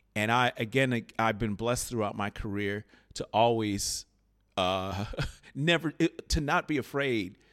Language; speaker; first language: English; native; English